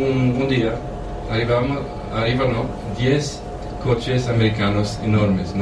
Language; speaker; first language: Spanish; non-native, fluent; German